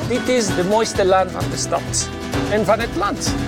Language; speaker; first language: Dutch; non-native, fluent; Spanish